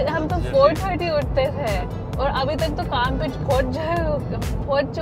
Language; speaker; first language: Hindi; early bilingual, heritage; Hindi